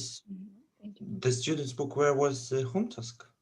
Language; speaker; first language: English; non-native, learner; Russian